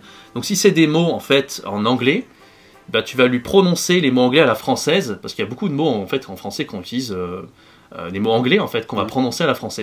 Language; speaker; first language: French; native; French